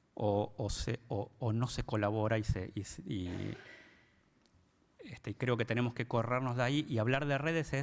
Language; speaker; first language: Spanish; native; Spanish